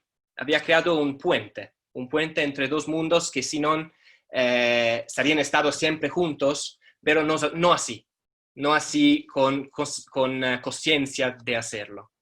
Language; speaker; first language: Spanish; non-native, fluent; Italian